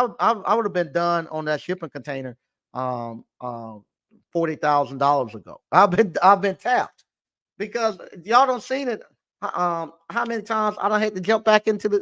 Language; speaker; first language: English; native; English